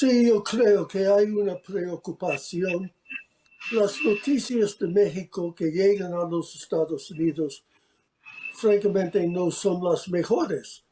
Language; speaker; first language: Spanish; non-native, fluent; English